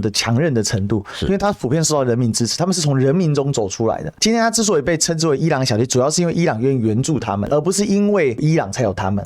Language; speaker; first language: Chinese; native; Chinese